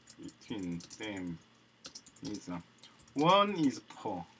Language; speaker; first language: English; non-native, learner; Korean